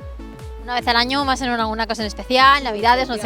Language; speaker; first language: Spanish; native; Spanish